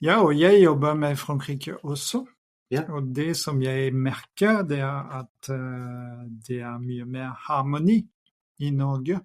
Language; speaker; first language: Norwegian; non-native, fluent; French